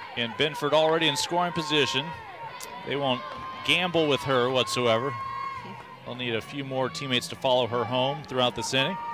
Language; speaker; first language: English; native; English